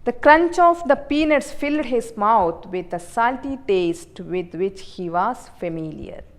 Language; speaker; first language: English; non-native, local second language; Kannada